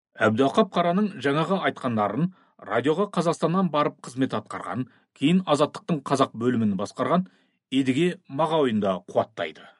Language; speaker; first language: Kazakh; native; Kazakh